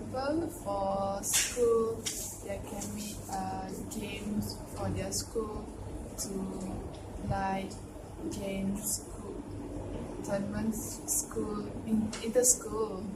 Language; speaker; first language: English; non-native, local second language; Malay